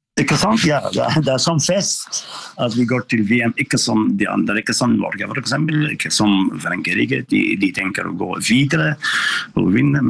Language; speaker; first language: Norwegian; non-native, fluent; Arabic